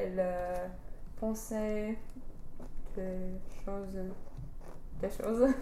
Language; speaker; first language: French; non-native, fluent; English